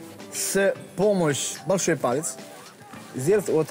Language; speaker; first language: Russian; non-native, fluent; Italian